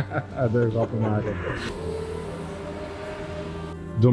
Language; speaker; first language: Dutch; native; Dutch